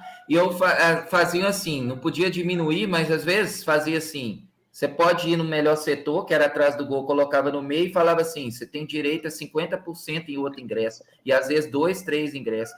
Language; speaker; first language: Portuguese; native; Portuguese